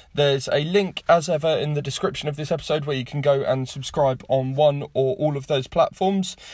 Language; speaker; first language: English; native; English